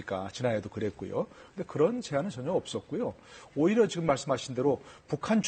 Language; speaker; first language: Korean; native; Korean